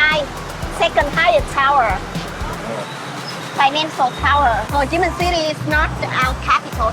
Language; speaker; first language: English; non-native, learner; Vietnamese